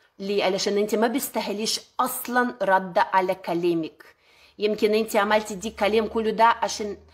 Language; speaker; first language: Arabic; non-native, learner; Russian